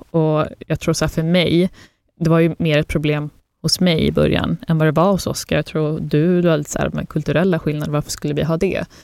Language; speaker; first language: Swedish; early bilingual, other home language; Persian